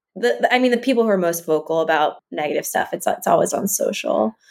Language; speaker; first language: English; native; English